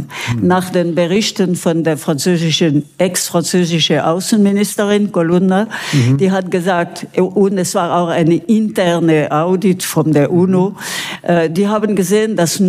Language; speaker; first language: German; non-native, local second language; French